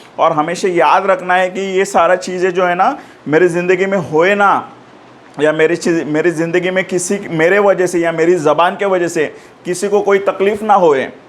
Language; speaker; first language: Hindi; non-native, local second language; Marathi